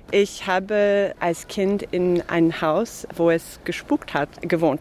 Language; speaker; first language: German; non-native, fluent; English